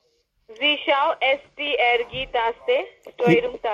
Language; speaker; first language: German; non-native, learner; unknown